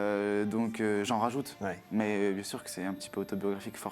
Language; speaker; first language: French; native; French